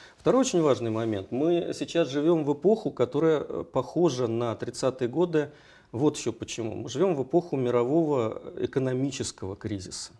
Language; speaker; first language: Russian; native; Russian